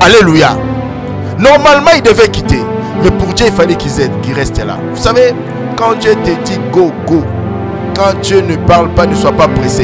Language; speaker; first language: French; non-native, local second language; Lingala